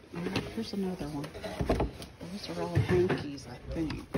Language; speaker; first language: English; native; English